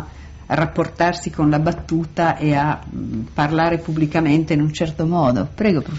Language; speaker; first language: Italian; native; Italian